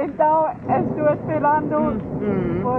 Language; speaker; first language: Portuguese; non-native, learner; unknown